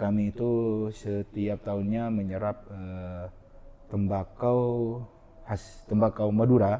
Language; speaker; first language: Indonesian; non-native, local second language; Madurese